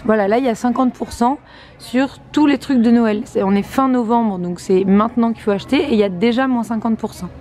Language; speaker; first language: French; native; French